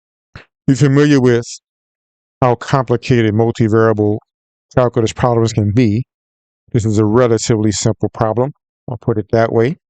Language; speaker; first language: English; native; English